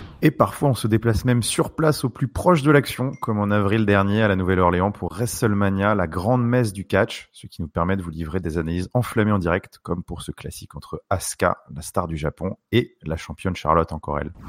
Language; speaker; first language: French; native; French